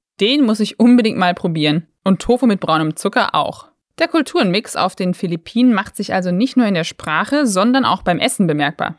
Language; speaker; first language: German; native; German